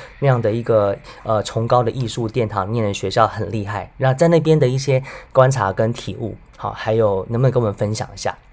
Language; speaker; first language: Chinese; native; Chinese